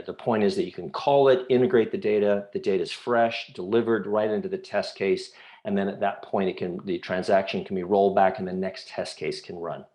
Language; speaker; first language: English; native; English